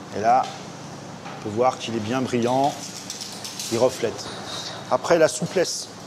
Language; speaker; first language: French; native; French